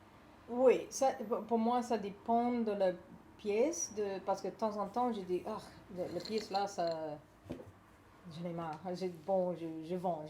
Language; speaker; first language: French; non-native, learner; English